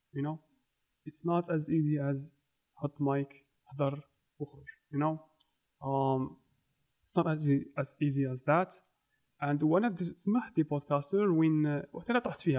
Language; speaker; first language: English; non-native, fluent; Arabic